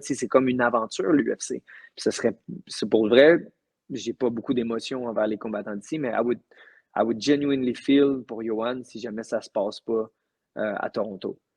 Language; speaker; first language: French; native; French